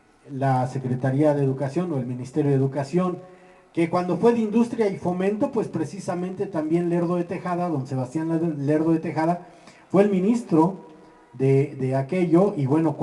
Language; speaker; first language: Spanish; native; Spanish